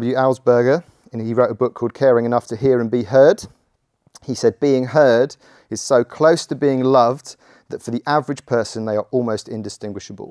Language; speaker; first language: English; native; English